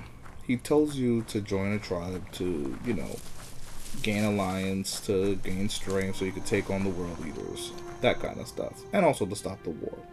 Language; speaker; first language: English; native; English